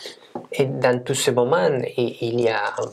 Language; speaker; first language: French; non-native, fluent; Spanish